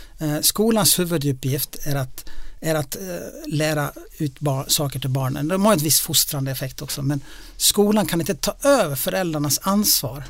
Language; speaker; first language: Swedish; native; Swedish